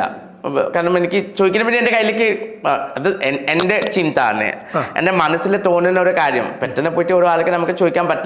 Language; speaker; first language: Malayalam; non-native, local second language; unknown